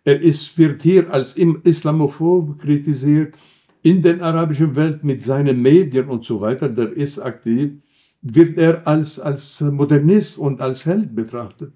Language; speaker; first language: German; non-native, fluent; Arabic